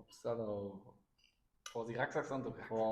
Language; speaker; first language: Indonesian; non-native, fluent; German